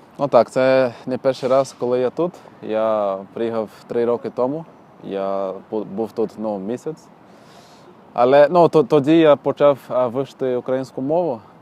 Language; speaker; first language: Ukrainian; non-native, fluent; Portuguese